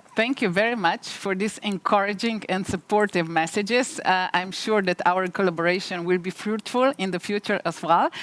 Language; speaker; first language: English; non-native, fluent; Slovenian